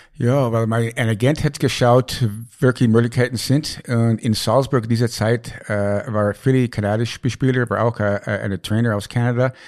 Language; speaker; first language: German; non-native, fluent; English